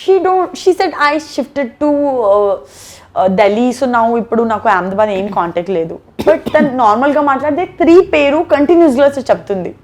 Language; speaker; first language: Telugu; non-native, learner; Gujarati